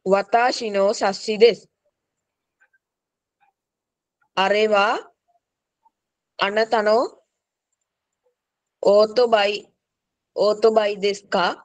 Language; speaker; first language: Japanese; non-native, learner; Sinhala